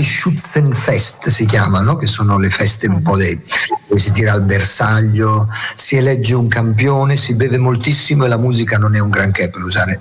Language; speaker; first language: Italian; native; Italian